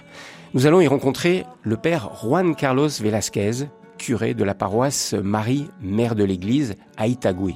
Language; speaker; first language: French; native; French